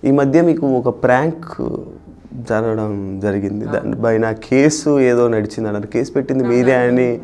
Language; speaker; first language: Telugu; native; Telugu